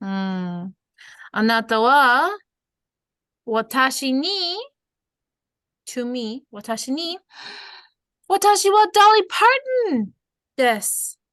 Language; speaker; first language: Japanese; non-native, fluent; English